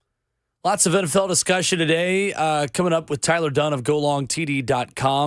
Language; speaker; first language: English; native; English